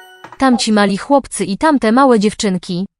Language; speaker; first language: Polish; non-native, learner; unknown